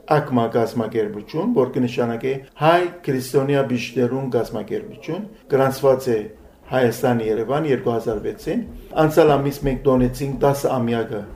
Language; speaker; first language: Armenian; early bilingual, heritage; Armenian